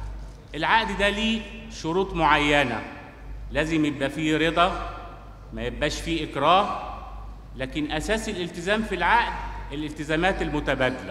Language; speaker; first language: Arabic; native; Arabic